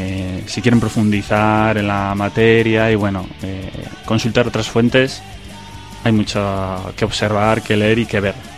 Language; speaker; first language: Spanish; native; Spanish